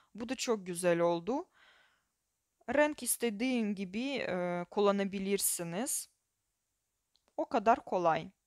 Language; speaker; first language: Turkish; non-native, fluent; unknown